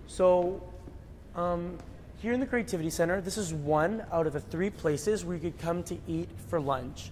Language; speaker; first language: English; native; English